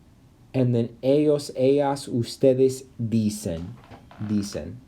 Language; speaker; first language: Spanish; non-native, fluent; English